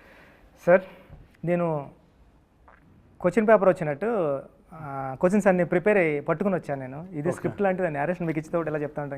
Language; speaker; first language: Telugu; native; Telugu